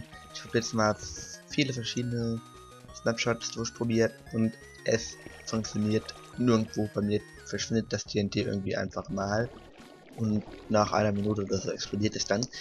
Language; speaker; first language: German; native; German